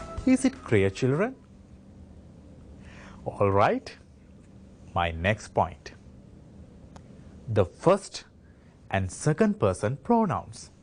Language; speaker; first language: English; non-native, local second language; Sinhala